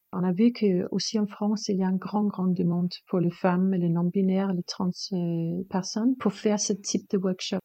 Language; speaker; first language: French; non-native, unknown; Danish